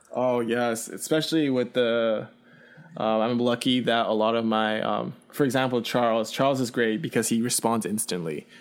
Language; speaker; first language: English; early bilingual, other home language; Chinese